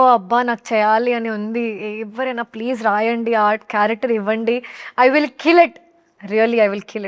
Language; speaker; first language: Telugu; non-native, local second language; Hindi